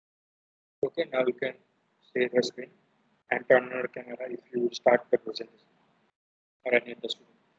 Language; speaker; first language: English; non-native, local second language; Gujarati